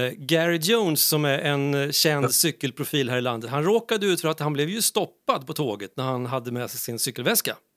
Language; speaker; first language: Swedish; native; Swedish